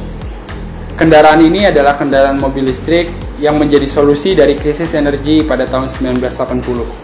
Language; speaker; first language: Indonesian; native; Indonesian